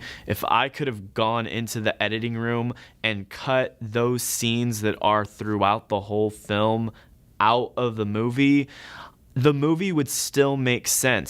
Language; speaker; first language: English; native; English